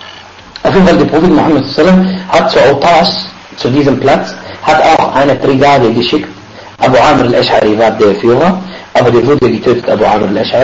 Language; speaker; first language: German; non-native, fluent; Arabic